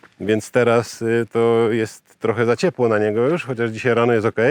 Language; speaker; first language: Polish; native; Polish